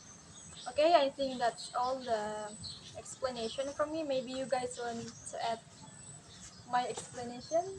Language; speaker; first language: English; non-native, learner; Indonesian